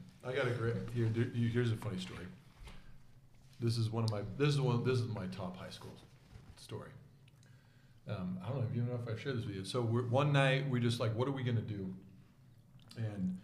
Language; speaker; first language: English; native; English